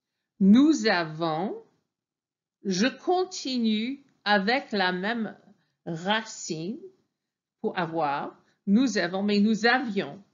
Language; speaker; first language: French; non-native, fluent; English